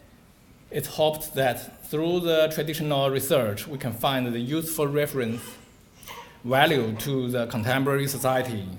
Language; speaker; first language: English; non-native, learner; Chinese